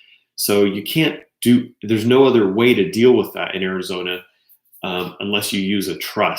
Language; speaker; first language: English; native; English